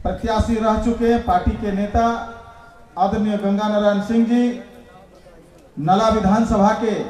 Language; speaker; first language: Hindi; non-native, local second language; Bangla